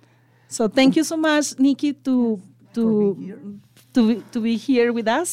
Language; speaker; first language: English; non-native, local second language; Spanish